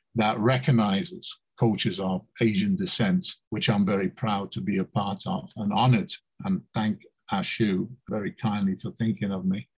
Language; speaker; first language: English; native; English